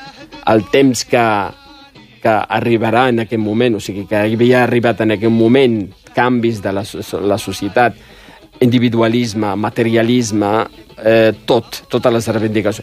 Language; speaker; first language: Catalan; early bilingual, other home language; Riffian